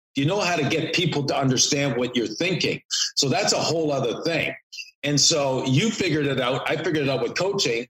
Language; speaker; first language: English; native; English